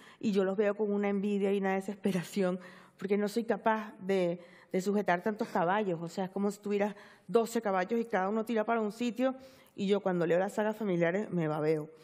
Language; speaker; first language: Spanish; native; Spanish